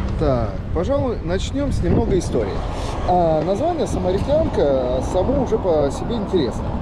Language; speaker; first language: Russian; early bilingual, heritage; Russian